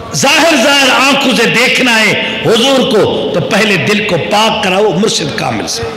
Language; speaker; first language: Urdu; non-native, local second language; Sindhi